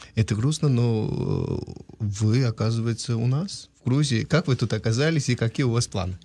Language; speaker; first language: Russian; non-native, local second language; Georgian